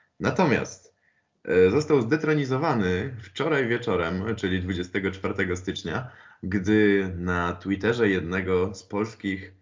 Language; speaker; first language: Polish; native; Polish